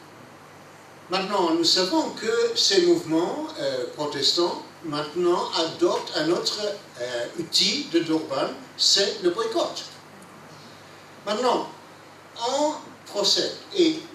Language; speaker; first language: French; non-native, fluent; English